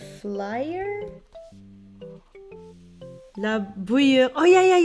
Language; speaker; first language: French; non-native, learner; Dutch